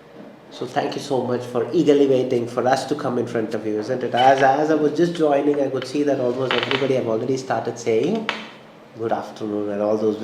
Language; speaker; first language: English; non-native, local second language; Malayalam